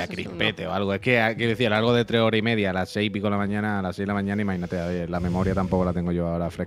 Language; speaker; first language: Spanish; native; Spanish